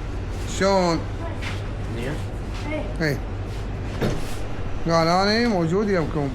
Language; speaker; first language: Arabic; native; Arabic